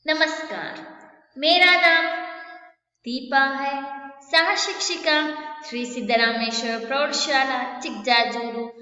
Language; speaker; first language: Hindi; non-native, local second language; Kannada